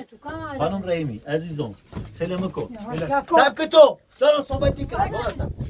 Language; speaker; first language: Persian; non-native, local second language; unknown